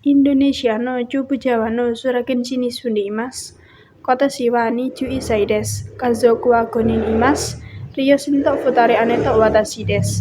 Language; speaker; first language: Japanese; non-native, learner; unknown